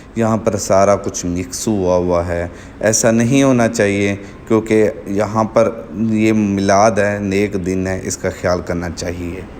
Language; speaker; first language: Urdu; non-native, local second language; Saraiki